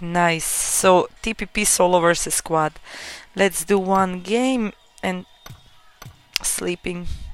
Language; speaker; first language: English; non-native, fluent; Croatian